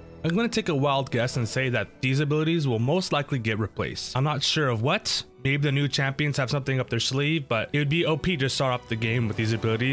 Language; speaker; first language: English; native; English